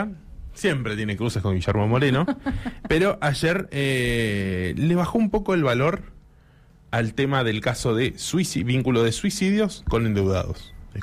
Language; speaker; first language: Spanish; native; Spanish